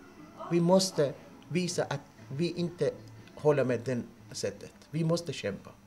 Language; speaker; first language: Swedish; non-native, learner; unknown